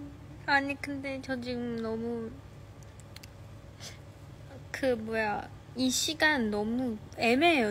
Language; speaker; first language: Korean; non-native, fluent; Chinese